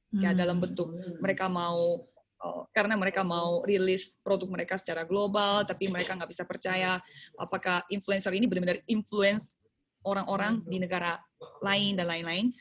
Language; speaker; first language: Indonesian; early bilingual, other home language; Korean